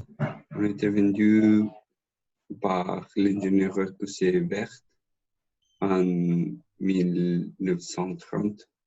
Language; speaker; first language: French; non-native, learner; Spanish